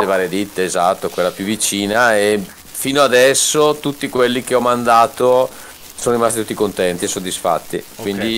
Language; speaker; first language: Italian; native; Italian